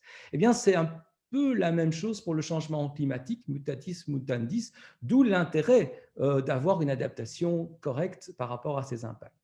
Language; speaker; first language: French; native; French